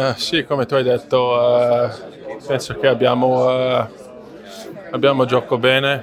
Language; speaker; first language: Italian; non-native, learner; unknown